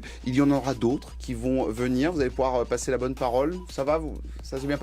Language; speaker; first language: French; native; French